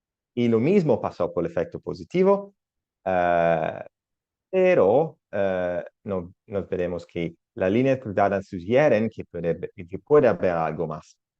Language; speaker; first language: Spanish; non-native, learner; Italian